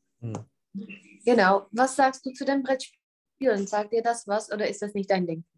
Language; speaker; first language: German; non-native, fluent; Czech